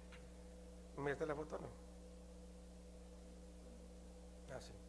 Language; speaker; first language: Spanish; native; Spanish